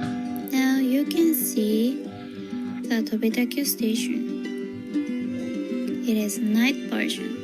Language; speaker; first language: English; non-native, learner; Japanese